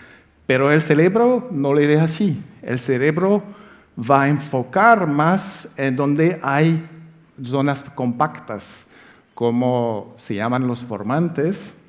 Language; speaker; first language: Spanish; non-native, fluent; French